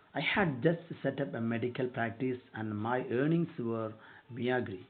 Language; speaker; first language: English; non-native, local second language; Malayalam